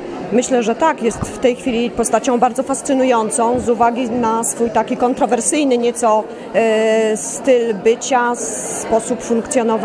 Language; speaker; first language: Polish; native; Polish